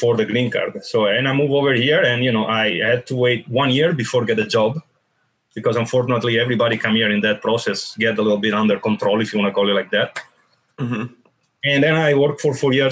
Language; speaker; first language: English; non-native, fluent; Italian